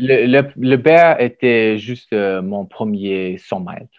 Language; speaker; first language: French; non-native, learner; English